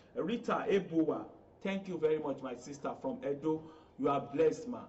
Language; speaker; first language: English; non-native, local second language; Yoruba